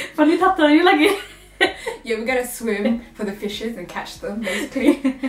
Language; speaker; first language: English; native; English